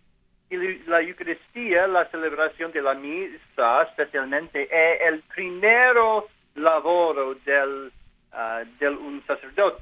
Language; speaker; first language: Spanish; non-native, learner; English